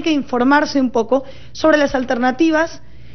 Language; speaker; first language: Spanish; native; Spanish